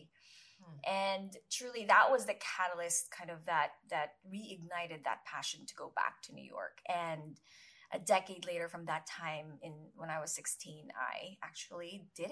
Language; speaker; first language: English; non-native, local second language; Filipino